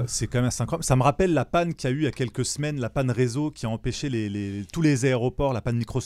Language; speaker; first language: French; native; French